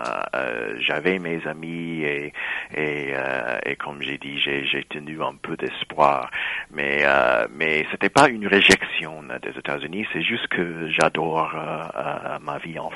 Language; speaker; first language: French; non-native, fluent; English